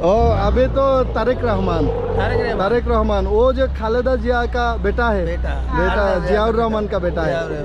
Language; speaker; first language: Hindi; non-native, learner; Bangla